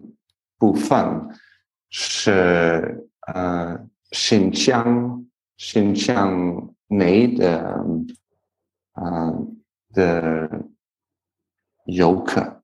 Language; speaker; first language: Chinese; non-native, learner; English